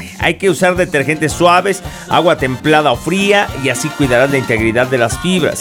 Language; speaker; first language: Spanish; native; Spanish